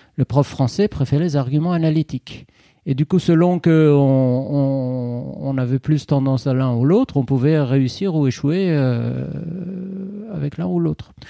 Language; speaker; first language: French; non-native, fluent; Persian